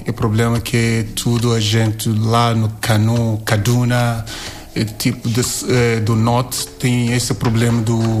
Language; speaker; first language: Portuguese; non-native, learner; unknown